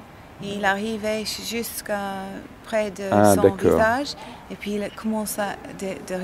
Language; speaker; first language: French; non-native, learner; English